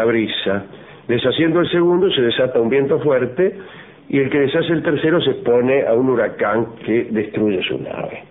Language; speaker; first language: Spanish; native; Spanish